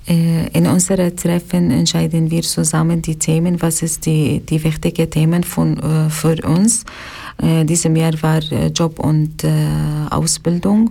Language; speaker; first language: German; non-native, learner; Arabic